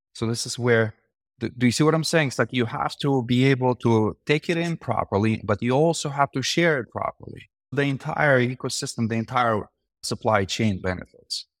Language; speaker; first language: English; non-native, fluent; Romanian